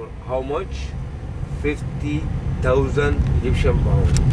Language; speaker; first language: English; non-native, learner; Arabic